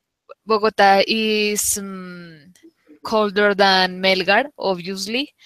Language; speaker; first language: English; non-native, learner; Spanish